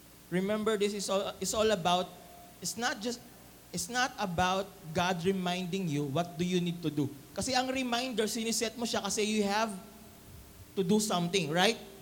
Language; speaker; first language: English; non-native, local second language; Filipino